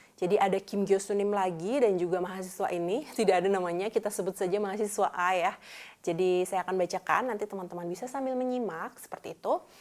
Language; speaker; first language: Indonesian; native; Indonesian